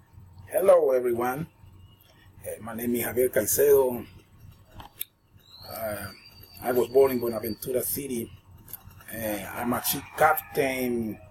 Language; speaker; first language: English; non-native, learner; Spanish